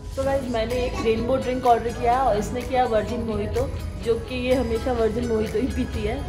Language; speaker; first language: Hindi; native; Hindi